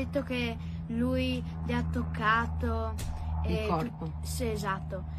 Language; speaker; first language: Italian; early bilingual, heritage; Italian